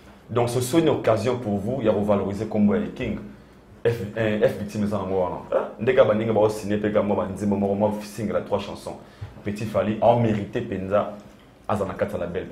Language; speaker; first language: French; non-native, local second language; Lingala